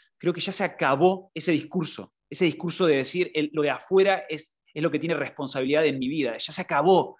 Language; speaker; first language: Spanish; native; Spanish